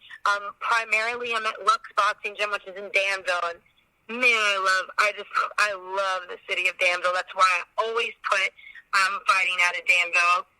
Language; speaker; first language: English; native; English